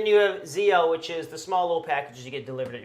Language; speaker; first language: English; native; English